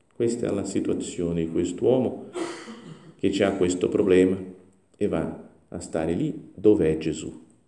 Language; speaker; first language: Italian; non-native, fluent; Portuguese